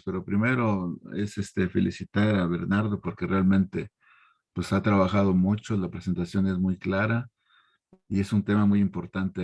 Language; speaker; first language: Spanish; native; Spanish